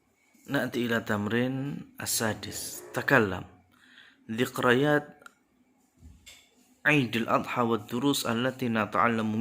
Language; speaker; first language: Arabic; non-native, fluent; Indonesian